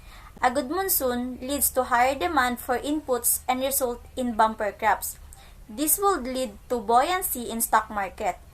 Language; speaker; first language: English; non-native, local second language; Filipino